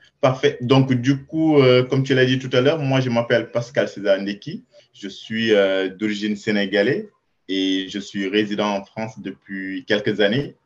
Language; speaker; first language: French; non-native, local second language; Wolof